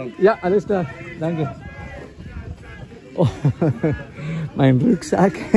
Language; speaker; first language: German; non-native, fluent; Spanish